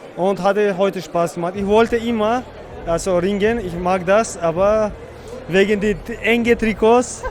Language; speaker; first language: German; non-native, fluent; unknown